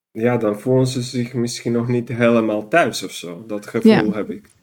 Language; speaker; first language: Dutch; non-native, fluent; Slovak